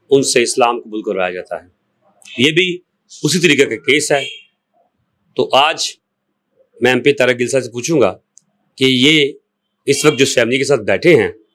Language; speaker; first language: Urdu; non-native, local second language; Punjabi